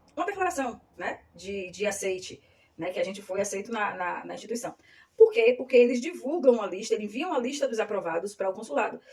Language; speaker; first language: Portuguese; native; Portuguese